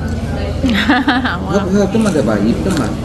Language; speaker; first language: Korean; non-native, learner; Thai